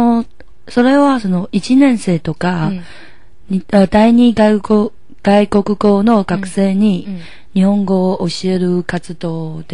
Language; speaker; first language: Japanese; non-native, learner; Chinese